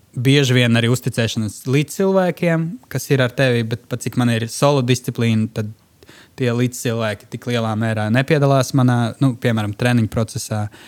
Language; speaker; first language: Latvian; non-native, local second language; Russian